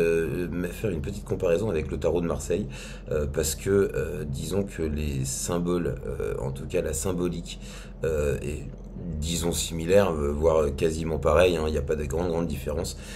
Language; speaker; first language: French; native; French